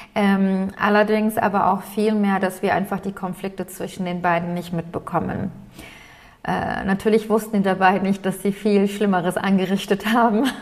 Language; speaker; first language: German; early bilingual, other home language; Turkish